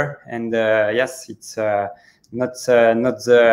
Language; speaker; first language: English; non-native, learner; French